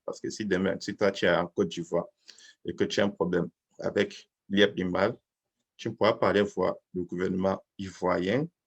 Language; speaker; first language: French; native; French